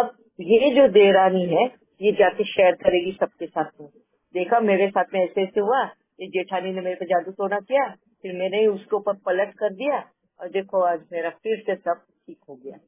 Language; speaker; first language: Hindi; native; Hindi